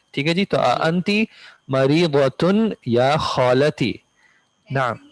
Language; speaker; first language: Urdu; native; Urdu